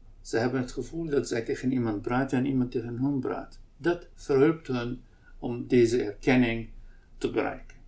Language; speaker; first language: Dutch; non-native, local second language; Arabic